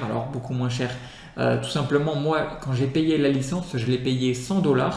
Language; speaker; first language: French; native; French